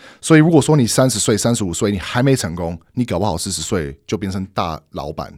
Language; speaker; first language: Chinese; non-native, fluent; English